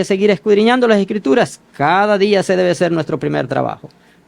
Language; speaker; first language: Spanish; native; Spanish